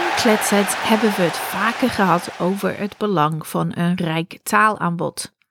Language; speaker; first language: Dutch; non-native, fluent; English